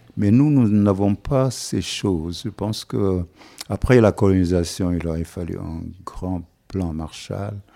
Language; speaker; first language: French; non-native, local second language; Wolof